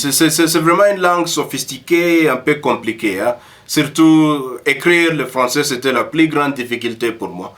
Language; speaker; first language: French; early bilingual, heritage; French